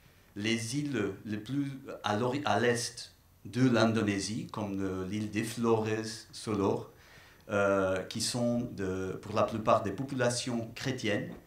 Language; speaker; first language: French; non-native, fluent; Portuguese